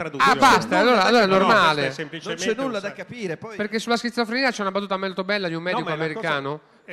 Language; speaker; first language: Italian; native; Italian